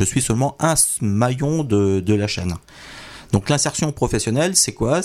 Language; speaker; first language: French; native; French